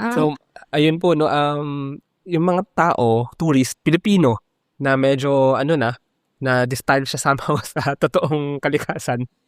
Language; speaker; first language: Filipino; native; Filipino